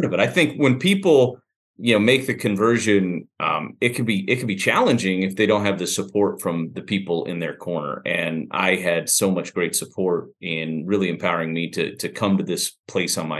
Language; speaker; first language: English; native; English